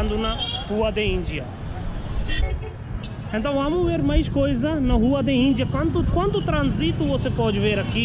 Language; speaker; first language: Portuguese; non-native, learner; Hindi